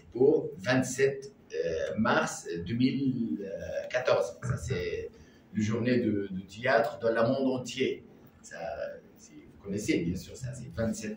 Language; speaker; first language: French; non-native, learner; Arabic